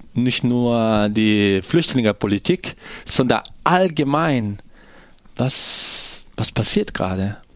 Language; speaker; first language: German; non-native, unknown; Portuguese